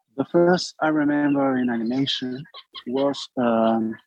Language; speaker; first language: English; non-native, learner; Spanish